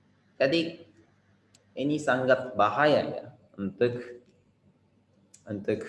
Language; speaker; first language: Indonesian; non-native, fluent; Japanese